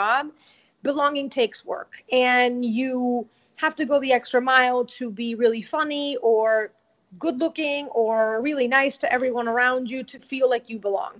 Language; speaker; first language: English; non-native, fluent; Spanish